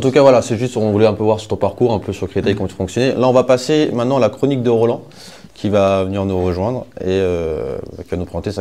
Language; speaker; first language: French; native; French